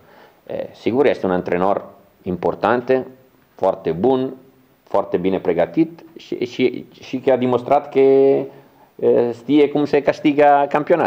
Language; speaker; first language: Romanian; non-native, learner; Italian